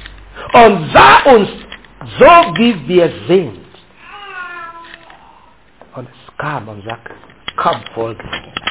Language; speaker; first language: German; non-native, learner; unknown